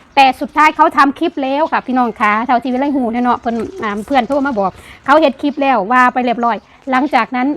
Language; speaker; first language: Thai; non-native, local second language; Northeastern Thai